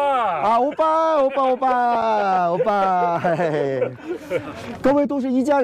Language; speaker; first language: Chinese; non-native, fluent; Korean